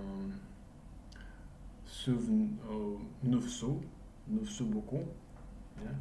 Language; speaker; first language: French; non-native, learner; English